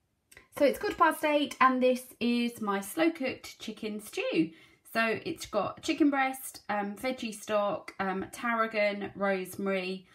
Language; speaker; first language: English; native; English